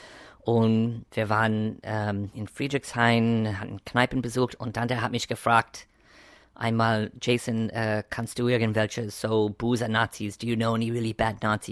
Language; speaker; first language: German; non-native, fluent; English